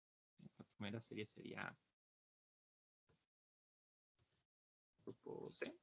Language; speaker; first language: Spanish; native; Spanish